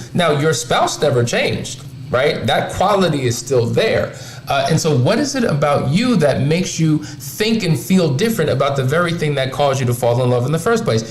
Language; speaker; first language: English; native; English